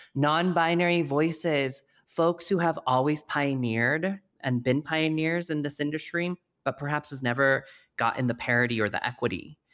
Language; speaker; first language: English; native; English